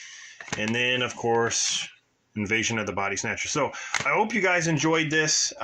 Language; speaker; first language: English; native; English